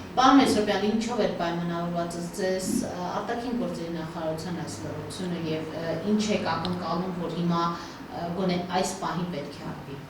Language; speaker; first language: Armenian; native; Armenian